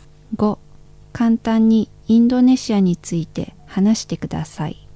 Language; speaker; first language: Japanese; non-native, fluent; Indonesian